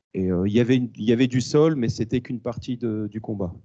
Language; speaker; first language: French; native; French